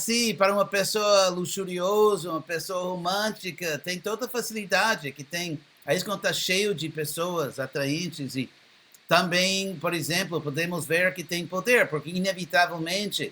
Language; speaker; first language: Portuguese; non-native, fluent; English